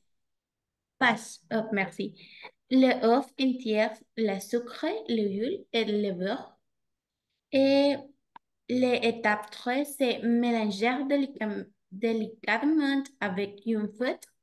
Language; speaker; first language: French; non-native, learner; Spanish